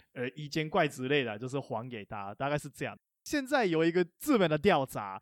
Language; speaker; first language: Chinese; non-native, fluent; Japanese